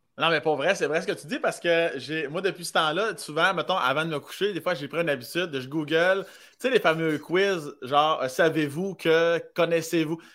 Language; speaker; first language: French; native; French